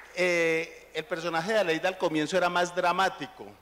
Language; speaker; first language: Spanish; native; Spanish